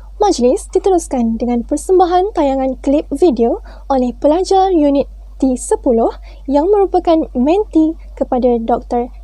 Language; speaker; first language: Malay; native; Malay